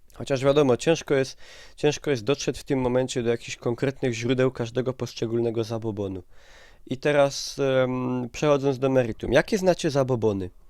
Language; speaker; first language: Polish; native; Polish